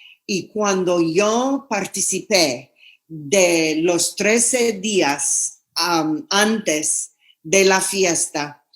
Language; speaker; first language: Spanish; non-native, fluent; English